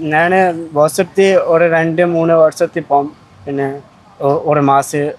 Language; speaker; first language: Malayalam; non-native, local second language; Bangla